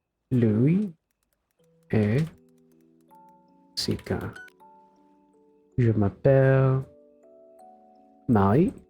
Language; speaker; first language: French; non-native, learner; English